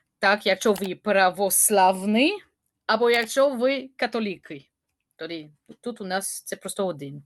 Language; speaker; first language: Ukrainian; non-native, learner; French